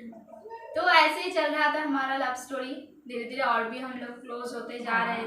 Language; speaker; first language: Hindi; non-native, local second language; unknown